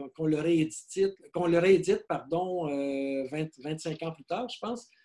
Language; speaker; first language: French; native; French